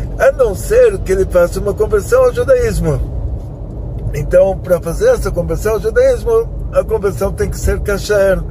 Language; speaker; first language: Portuguese; native; Portuguese